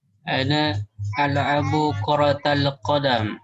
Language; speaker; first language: Arabic; non-native, learner; Indonesian